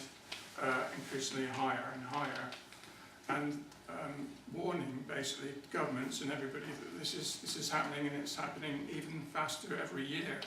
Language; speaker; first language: English; native; English